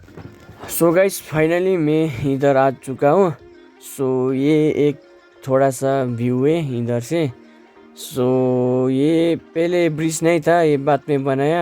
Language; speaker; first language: Hindi; non-native, local second language; Nepali